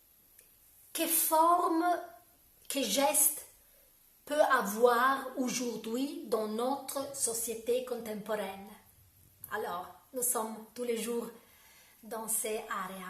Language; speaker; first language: French; non-native, learner; Italian